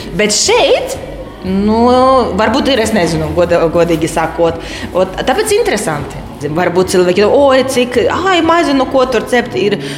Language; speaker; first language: Latvian; non-native, local second language; Russian